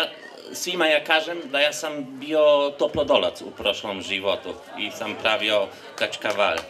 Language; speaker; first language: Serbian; non-native, learner; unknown